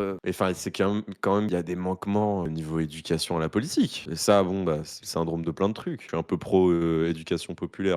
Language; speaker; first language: French; native; French